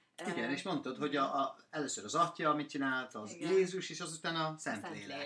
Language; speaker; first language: Hungarian; non-native, learner; English